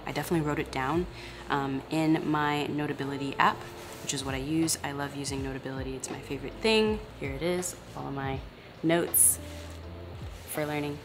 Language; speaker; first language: English; native; English